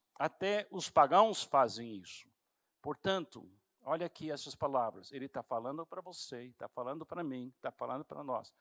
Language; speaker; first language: Portuguese; non-native, fluent; English